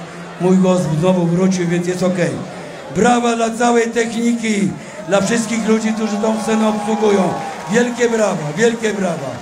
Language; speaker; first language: Polish; native; Polish